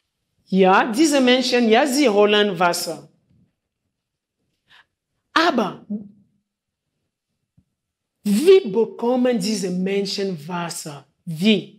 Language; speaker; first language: German; non-native, fluent; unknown